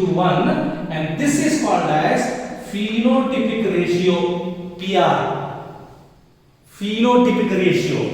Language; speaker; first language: English; non-native, local second language; Hindi